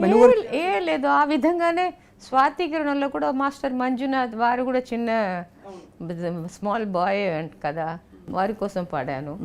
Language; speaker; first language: Telugu; non-native, local second language; Tamil